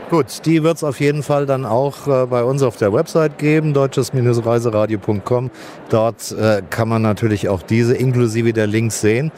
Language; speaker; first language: German; native; German